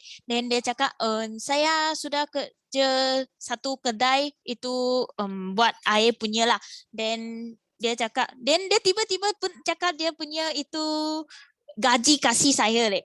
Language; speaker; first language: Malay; non-native, local second language; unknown